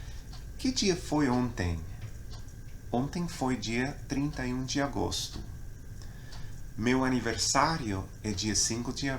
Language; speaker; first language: Portuguese; non-native, fluent; English